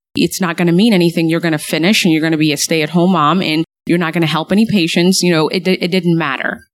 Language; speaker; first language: English; early bilingual, other home language; Somali